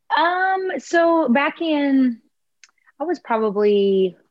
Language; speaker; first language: English; native; English